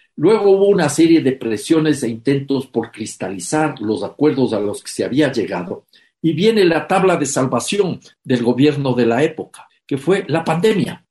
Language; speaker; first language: Spanish; native; Spanish